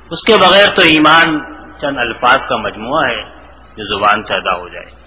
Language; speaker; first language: Urdu; native; Urdu